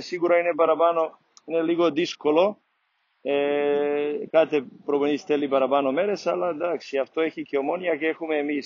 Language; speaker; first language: Greek; non-native, fluent; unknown